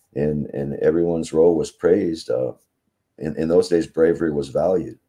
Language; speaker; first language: English; native; English